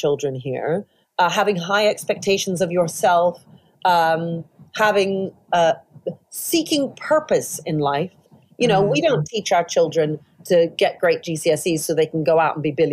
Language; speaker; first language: English; native; English